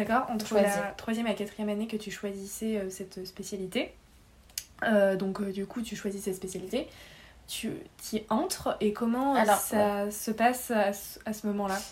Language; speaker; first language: French; native; French